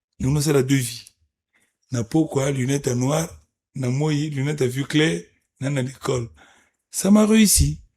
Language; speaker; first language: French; non-native, local second language; Lingala